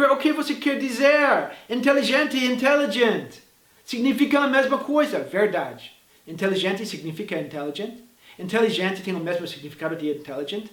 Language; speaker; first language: Portuguese; non-native, fluent; English